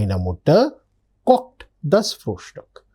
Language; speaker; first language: German; non-native, learner; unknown